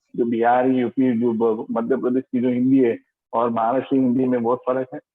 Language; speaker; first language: Hindi; non-native, local second language; Marathi